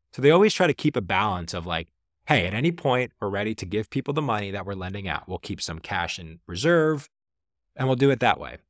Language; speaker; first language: English; native; English